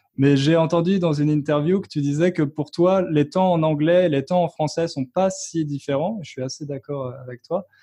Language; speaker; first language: French; native; French